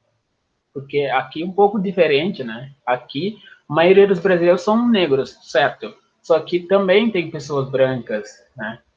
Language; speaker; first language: Portuguese; non-native, fluent; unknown